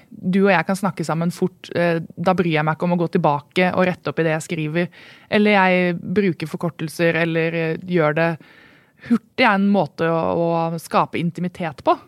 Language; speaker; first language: Norwegian; native; Norwegian